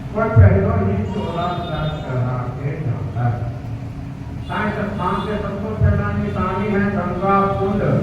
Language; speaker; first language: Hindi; non-native, local second language; Punjabi